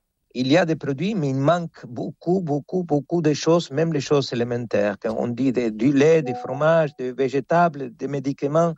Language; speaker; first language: French; non-native, fluent; Spanish